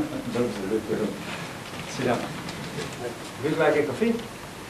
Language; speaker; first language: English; non-native, fluent; Czech